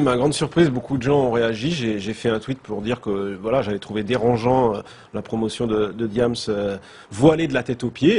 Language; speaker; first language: French; native; French